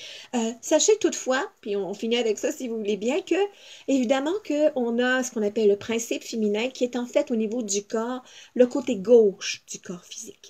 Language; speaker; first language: French; native; French